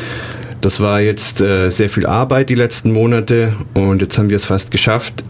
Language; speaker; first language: German; native; German